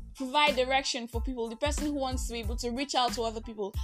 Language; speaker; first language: English; non-native, local second language; Igbo